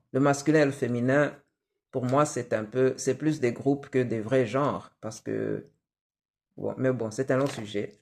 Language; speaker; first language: French; non-native, local second language; Kinyarwanda